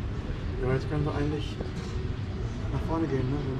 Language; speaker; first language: German; native; German